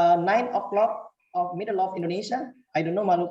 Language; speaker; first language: English; non-native, fluent; Indonesian